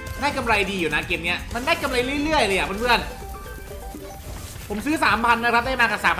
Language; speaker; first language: Thai; native; Thai